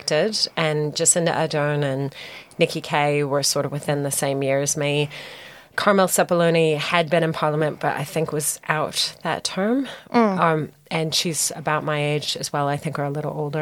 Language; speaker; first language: English; native; English